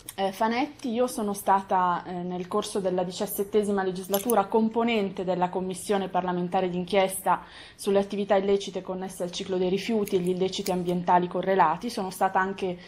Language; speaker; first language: Italian; native; Italian